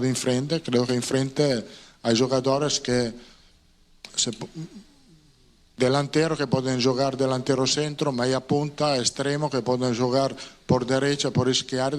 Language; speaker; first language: Spanish; non-native, fluent; Italian